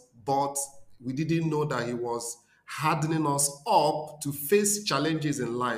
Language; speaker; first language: English; non-native, local second language; Igbo